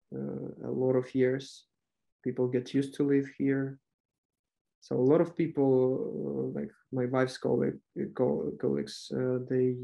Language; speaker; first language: English; non-native, learner; Ukrainian